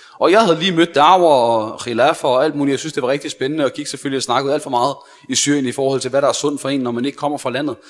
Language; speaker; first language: Danish; early bilingual, other home language; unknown